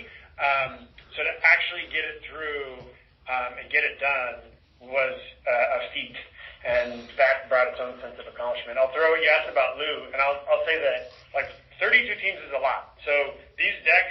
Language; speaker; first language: English; native; English